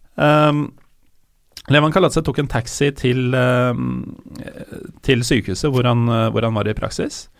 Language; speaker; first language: Norwegian; native; Norwegian